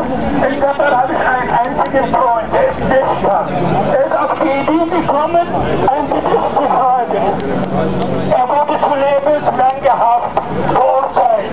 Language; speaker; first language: German; non-native, fluent; Arabic